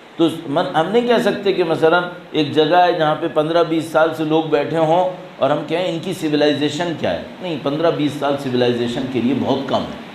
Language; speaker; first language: Urdu; native; Urdu